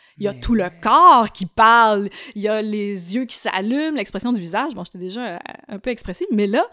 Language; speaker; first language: French; native; French